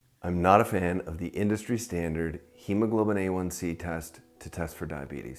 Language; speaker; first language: English; native; English